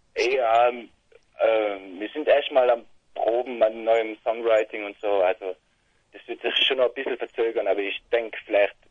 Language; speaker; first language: German; native; German